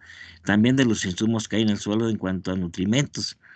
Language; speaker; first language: Spanish; native; Spanish